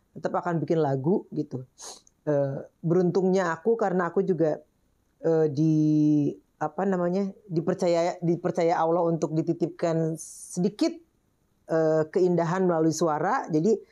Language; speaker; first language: Indonesian; native; Indonesian